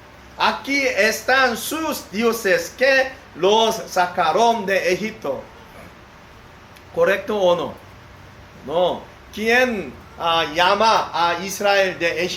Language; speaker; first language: Spanish; non-native, learner; Korean